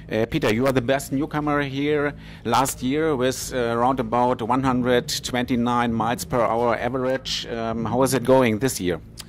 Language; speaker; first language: English; non-native, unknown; German